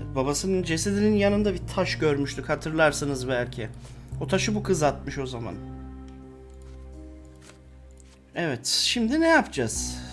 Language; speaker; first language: Turkish; native; Turkish